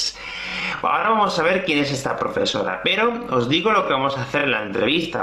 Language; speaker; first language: Spanish; native; Spanish